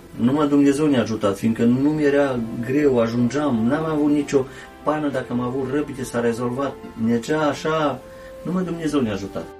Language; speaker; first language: Romanian; early bilingual, heritage; Romanian